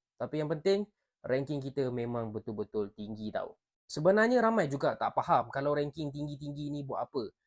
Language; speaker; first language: Malay; native; Malay